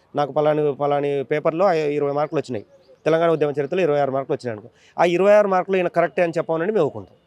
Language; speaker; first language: Telugu; native; Telugu